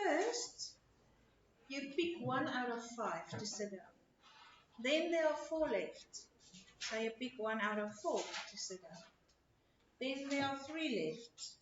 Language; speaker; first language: English; non-native, local second language; Afrikaans